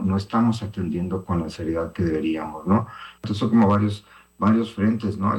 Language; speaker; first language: Spanish; native; Spanish